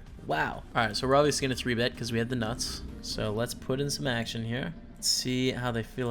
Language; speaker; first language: English; native; English